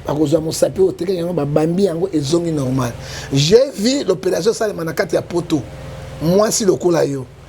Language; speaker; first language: Lingala; native; Lingala